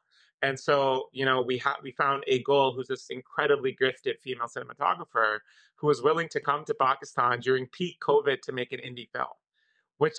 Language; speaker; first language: English; non-native, local second language; Urdu